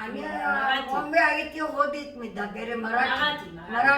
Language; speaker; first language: Hebrew; non-native, learner; Marathi